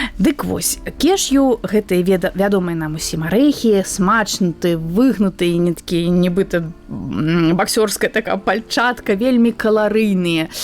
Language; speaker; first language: Belarusian; native; Belarusian